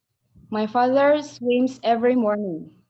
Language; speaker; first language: English; non-native, learner; Indonesian